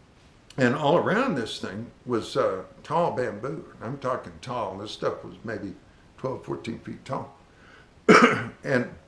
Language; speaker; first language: English; native; English